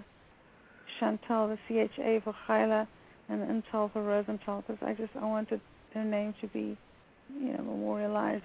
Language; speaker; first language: English; native; English